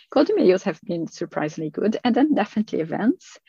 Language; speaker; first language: English; non-native, fluent; Portuguese